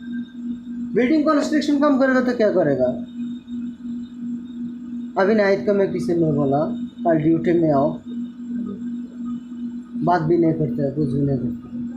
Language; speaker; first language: Hindi; non-native, learner; Bangla